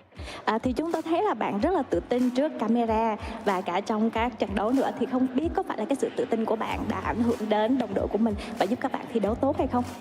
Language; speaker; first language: Vietnamese; native; Vietnamese